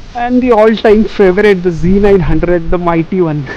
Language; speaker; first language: English; non-native, local second language; Marathi